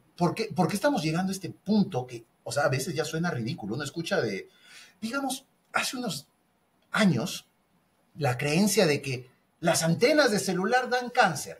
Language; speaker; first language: Spanish; native; Spanish